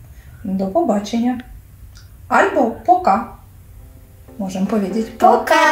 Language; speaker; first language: Polish; non-native, learner; Ukrainian